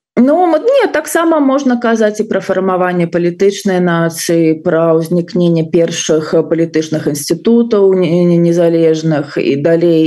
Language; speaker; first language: Belarusian; non-native, local second language; Russian